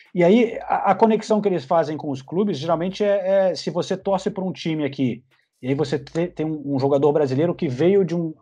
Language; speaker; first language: Portuguese; early bilingual, other home language; English